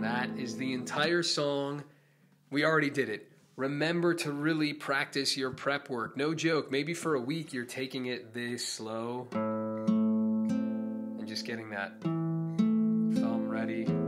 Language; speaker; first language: English; native; English